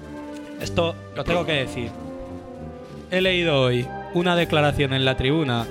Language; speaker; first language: Spanish; native; Spanish